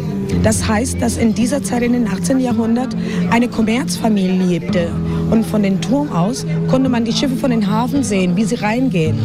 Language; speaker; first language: German; non-native, fluent; Spanish